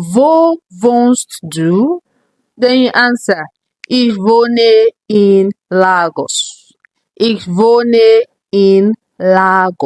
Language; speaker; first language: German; non-native, learner; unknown